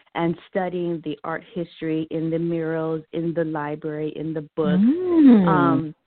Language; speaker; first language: English; early bilingual, heritage; Lao